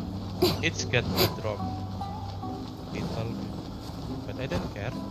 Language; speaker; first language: English; non-native, learner; Indonesian